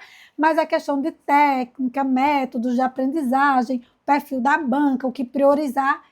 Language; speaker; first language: Portuguese; native; Portuguese